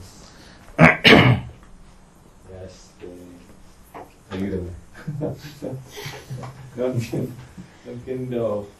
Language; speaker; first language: Spanish; non-native, learner; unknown